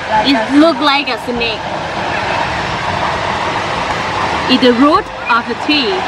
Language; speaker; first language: English; non-native, learner; Thai